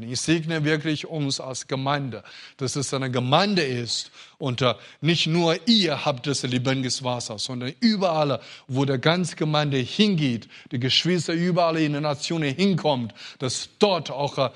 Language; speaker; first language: German; non-native, fluent; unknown